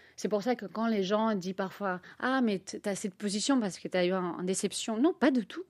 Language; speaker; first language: French; non-native, fluent; Spanish